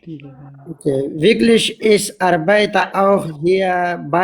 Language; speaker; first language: German; non-native, learner; Pashto